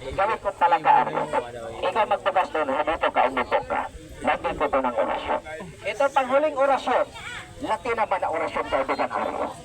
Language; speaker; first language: Filipino; non-native, local second language; Cebuano